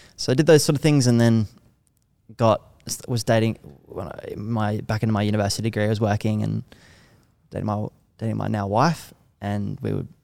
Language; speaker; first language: English; native; English